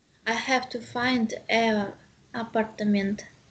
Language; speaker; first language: English; non-native, learner; Russian